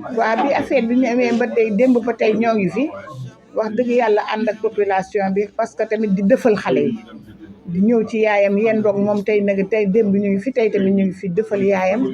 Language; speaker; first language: Wolof; native; Wolof